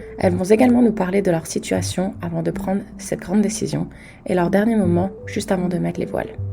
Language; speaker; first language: French; native; French